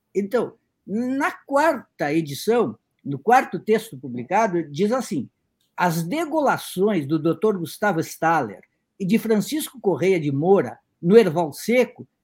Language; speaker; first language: Portuguese; native; Portuguese